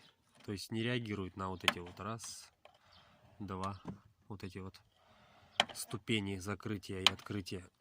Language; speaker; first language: Russian; native; Russian